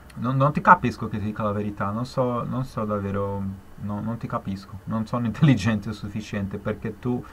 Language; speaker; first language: Italian; non-native, fluent; Spanish